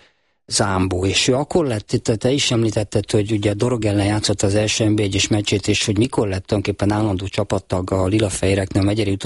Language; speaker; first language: Hungarian; native; Hungarian